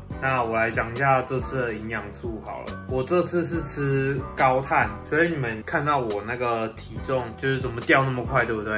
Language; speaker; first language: Chinese; native; Chinese